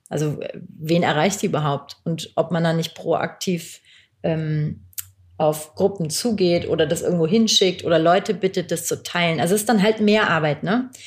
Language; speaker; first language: German; early bilingual, other home language; Turkish